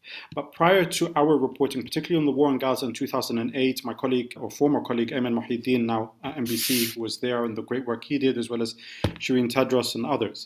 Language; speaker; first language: English; native; English